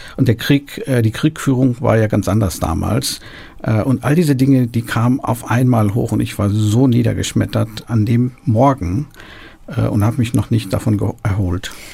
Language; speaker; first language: German; early bilingual, other home language; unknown